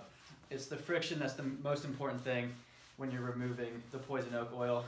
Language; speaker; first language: English; native; English